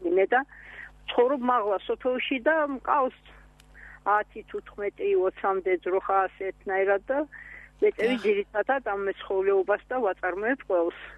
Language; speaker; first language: Georgian; non-native, local second language; Svan